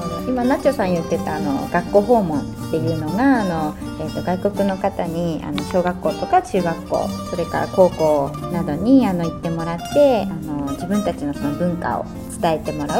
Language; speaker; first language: Japanese; native; Japanese